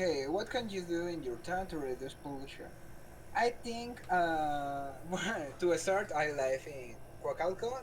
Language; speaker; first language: English; non-native, learner; Spanish